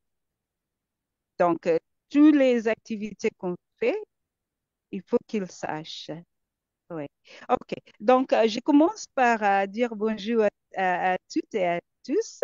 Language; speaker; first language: French; non-native, fluent; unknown